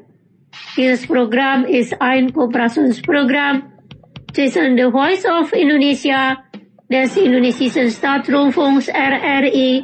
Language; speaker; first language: German; non-native, fluent; Indonesian